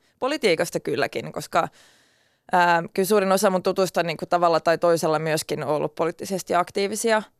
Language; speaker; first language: Finnish; non-native, local second language; Swedish